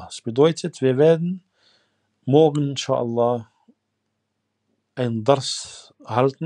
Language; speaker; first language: German; non-native, fluent; Arabic